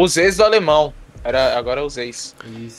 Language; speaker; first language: Portuguese; native; Portuguese